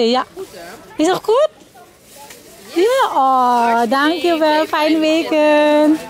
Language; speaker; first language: Dutch; non-native, learner; Filipino